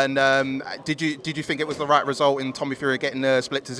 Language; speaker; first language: English; native; English